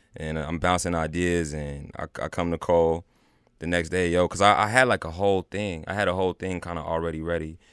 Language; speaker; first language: English; native; English